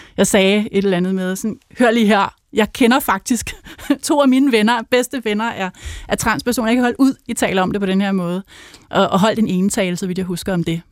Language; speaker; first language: Danish; native; Danish